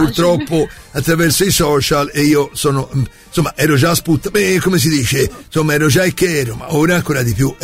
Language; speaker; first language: Italian; native; Italian